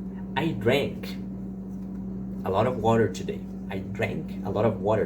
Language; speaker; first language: English; non-native, fluent; Portuguese